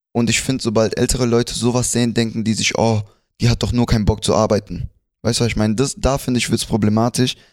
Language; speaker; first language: German; early bilingual, other home language; Spanish